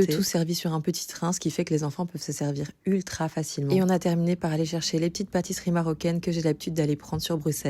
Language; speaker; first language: French; native; French